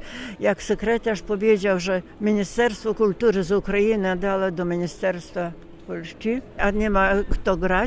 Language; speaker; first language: Polish; non-native, local second language; Ukrainian